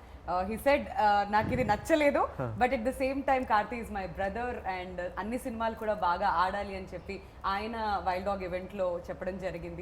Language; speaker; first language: Telugu; native; Telugu